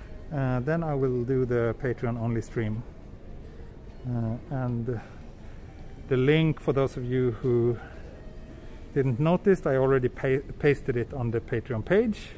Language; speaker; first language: English; non-native, fluent; Swedish